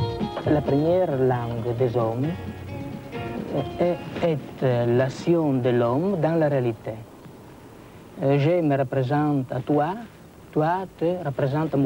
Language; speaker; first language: French; non-native, fluent; Italian